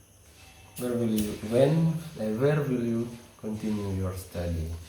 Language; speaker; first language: English; non-native, learner; Indonesian